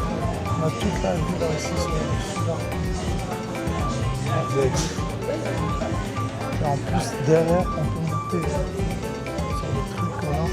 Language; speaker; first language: French; native; French